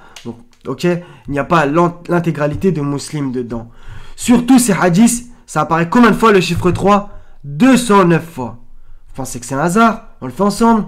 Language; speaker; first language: French; native; French